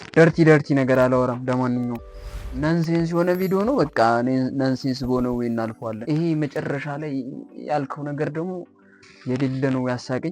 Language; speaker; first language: Amharic; native; Amharic